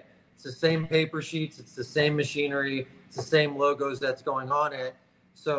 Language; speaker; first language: English; native; English